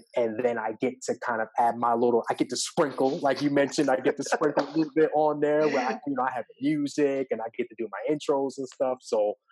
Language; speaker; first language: English; native; English